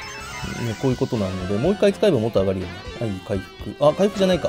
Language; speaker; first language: Japanese; native; Japanese